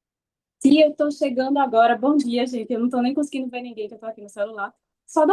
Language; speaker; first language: Portuguese; native; Portuguese